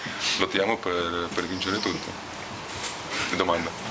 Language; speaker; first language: Italian; non-native, fluent; Polish